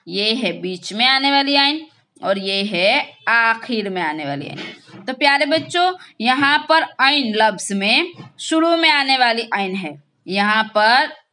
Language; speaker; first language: Hindi; non-native, local second language; Gujarati